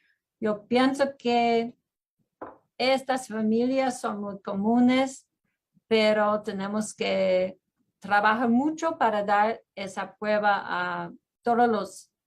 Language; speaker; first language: Spanish; non-native, fluent; English